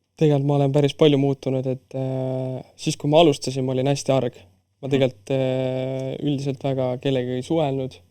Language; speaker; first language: Estonian; non-native, local second language; Russian